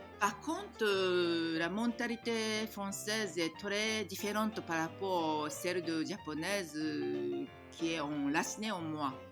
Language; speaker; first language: French; non-native, fluent; Japanese